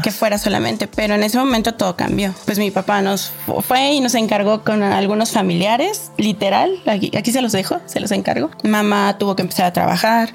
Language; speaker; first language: Spanish; native; Spanish